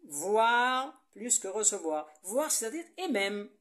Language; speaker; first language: French; non-native, local second language; Arabic